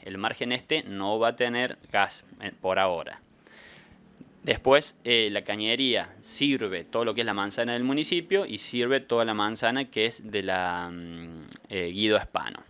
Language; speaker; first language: Spanish; native; Spanish